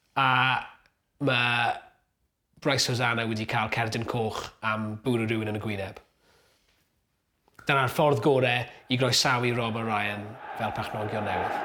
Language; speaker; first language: Welsh; native; Welsh